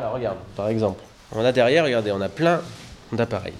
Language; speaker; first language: French; native; French